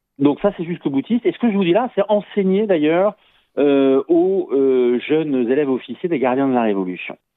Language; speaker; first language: French; native; French